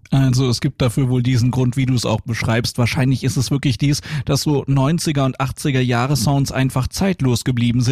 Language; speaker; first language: German; native; German